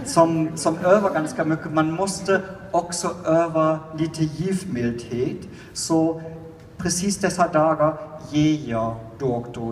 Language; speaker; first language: Swedish; non-native, fluent; German